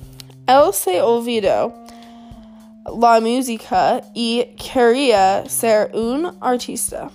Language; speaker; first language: Spanish; non-native, learner; English